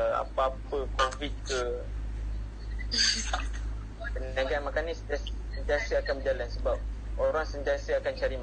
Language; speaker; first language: Malay; native; Malay